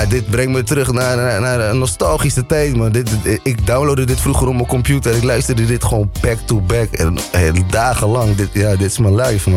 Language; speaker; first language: Dutch; native; Dutch